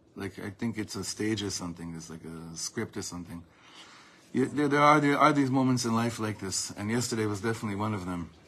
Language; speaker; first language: English; native; English